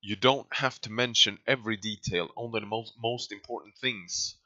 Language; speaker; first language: English; non-native, fluent; Swedish